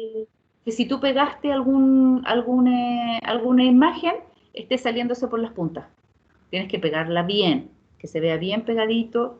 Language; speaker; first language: Spanish; native; Spanish